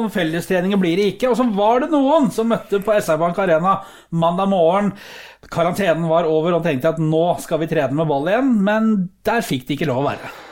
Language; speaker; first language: Norwegian; native; Norwegian